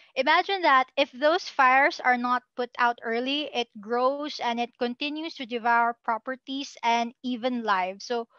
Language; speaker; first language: English; non-native, local second language; Cebuano